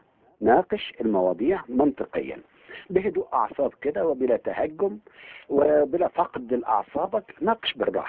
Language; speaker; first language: Arabic; native; Arabic